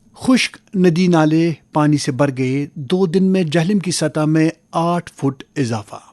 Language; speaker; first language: Urdu; non-native, local second language; Kashmiri